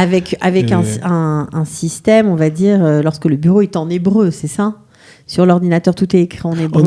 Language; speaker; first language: French; native; French